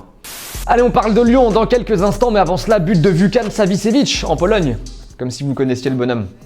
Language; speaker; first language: French; native; French